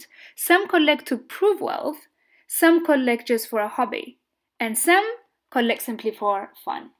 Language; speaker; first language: English; non-native, fluent; Amharic